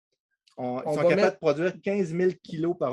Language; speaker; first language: French; native; French